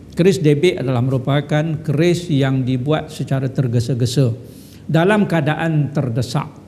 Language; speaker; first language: Malay; native; Malay